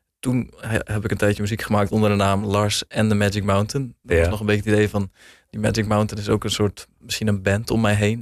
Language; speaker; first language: Dutch; native; Dutch